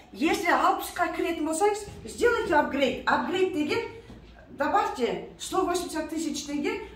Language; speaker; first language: Russian; non-native, local second language; Kazakh